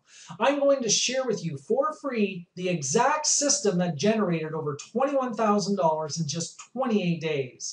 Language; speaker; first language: English; native; English